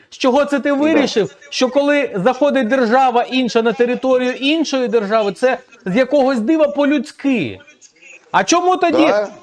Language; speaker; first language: Ukrainian; native; Ukrainian